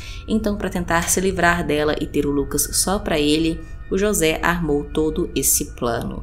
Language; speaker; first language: Portuguese; native; Portuguese